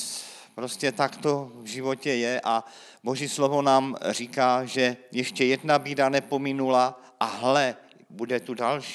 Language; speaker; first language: Czech; native; Czech